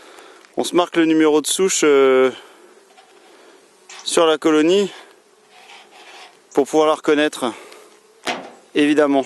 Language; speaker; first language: French; native; French